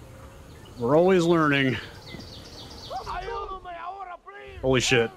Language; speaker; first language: English; native; English